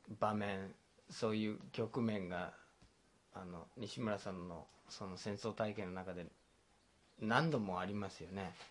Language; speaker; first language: Japanese; non-native, fluent; English